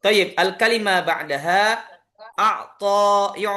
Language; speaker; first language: Arabic; non-native, fluent; Indonesian